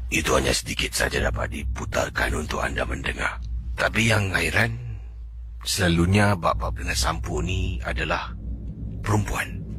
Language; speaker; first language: Malay; native; Malay